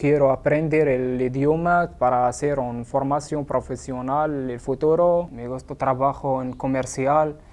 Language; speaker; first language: Spanish; non-native, learner; Arabic